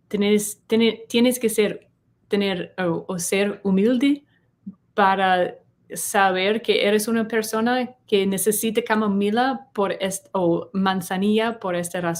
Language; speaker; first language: Spanish; non-native, learner; English